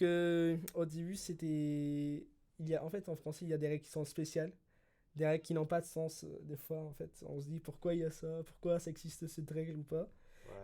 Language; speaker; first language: French; early bilingual, other home language; Spanish